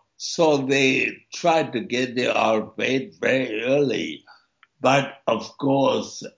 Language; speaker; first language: English; early bilingual, other home language; German